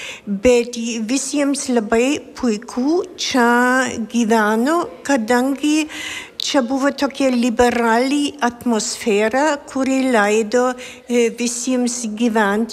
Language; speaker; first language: Lithuanian; non-native, fluent; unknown